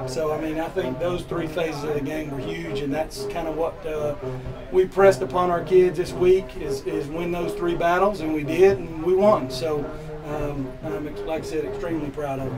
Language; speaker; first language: English; native; English